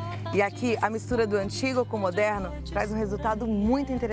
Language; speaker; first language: Portuguese; native; Portuguese